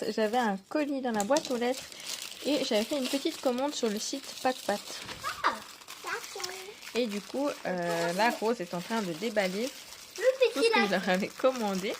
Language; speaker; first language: French; native; French